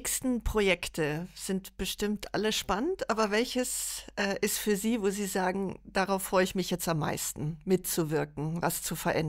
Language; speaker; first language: German; native; German